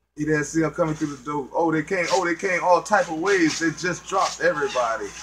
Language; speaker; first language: English; native; English